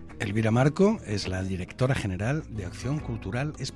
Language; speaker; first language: Spanish; native; Spanish